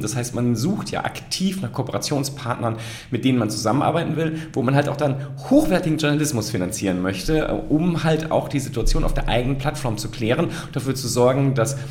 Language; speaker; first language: German; native; German